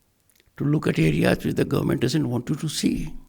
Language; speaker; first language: English; non-native, local second language; Hindi